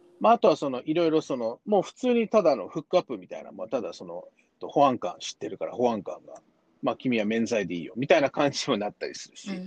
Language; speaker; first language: Japanese; early bilingual, heritage; Japanese